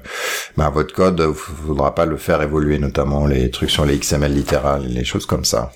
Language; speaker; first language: French; native; French